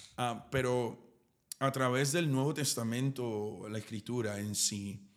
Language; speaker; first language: Spanish; early bilingual, heritage; Spanish